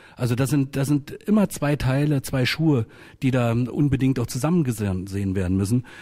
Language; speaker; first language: German; native; German